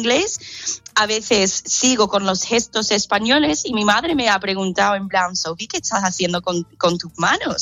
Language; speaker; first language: Spanish; non-native, fluent; English